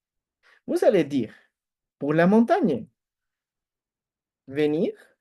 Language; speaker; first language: French; non-native, fluent; Spanish